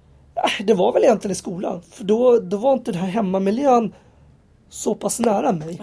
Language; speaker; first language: Swedish; native; Swedish